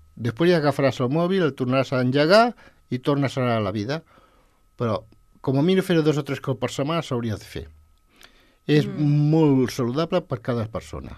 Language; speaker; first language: Catalan; non-native, local second language; Spanish